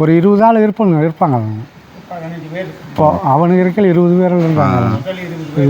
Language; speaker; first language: Tamil; non-native, local second language; Hindi